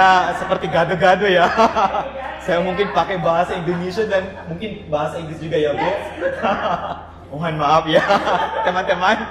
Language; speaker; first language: Indonesian; non-native, learner; Filipino